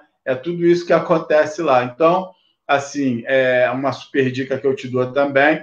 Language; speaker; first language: Portuguese; native; Portuguese